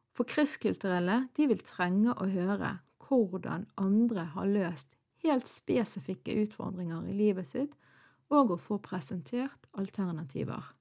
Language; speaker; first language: Norwegian; early bilingual, other home language; Arabic